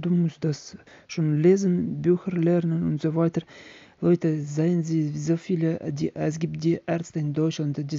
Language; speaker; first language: German; non-native, learner; Ukrainian